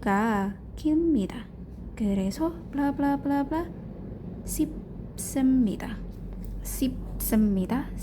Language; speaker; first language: Korean; non-native, learner; Indonesian